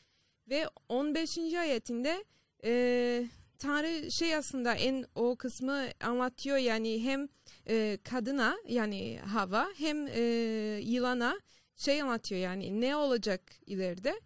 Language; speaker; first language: Turkish; non-native, fluent; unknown